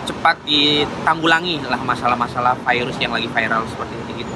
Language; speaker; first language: Indonesian; native; Indonesian